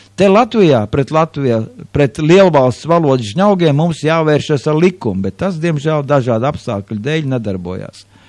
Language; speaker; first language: Latvian; native; Latvian